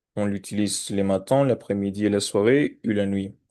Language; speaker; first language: French; non-native, fluent; Spanish